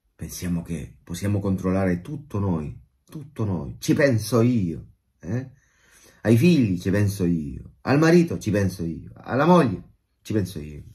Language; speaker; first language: Italian; non-native, fluent; Spanish